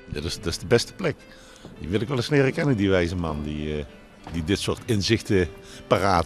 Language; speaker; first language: Dutch; native; Dutch